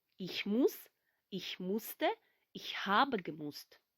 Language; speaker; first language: German; non-native, fluent; Ukrainian